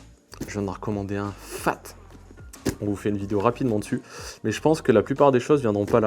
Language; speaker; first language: French; native; French